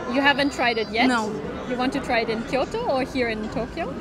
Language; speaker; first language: English; non-native, fluent; German